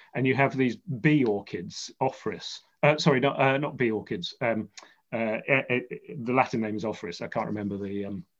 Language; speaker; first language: English; native; English